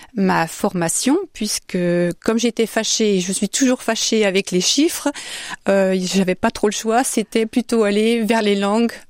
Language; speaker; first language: French; native; French